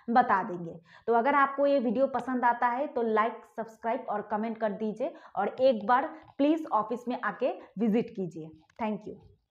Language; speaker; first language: Hindi; non-native, local second language; Bangla